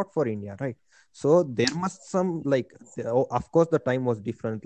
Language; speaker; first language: English; non-native, local second language; Marathi